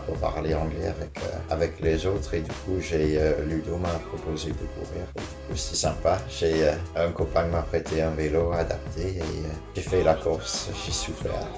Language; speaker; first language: French; non-native, fluent; English